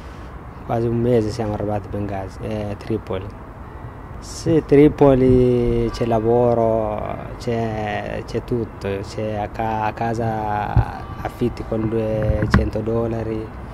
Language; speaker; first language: Italian; non-native, learner; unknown